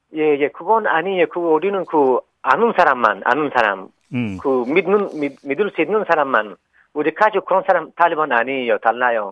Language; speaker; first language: Korean; non-native, learner; Persian